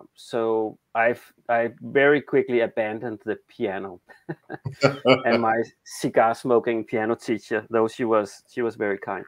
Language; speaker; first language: English; non-native, fluent; Danish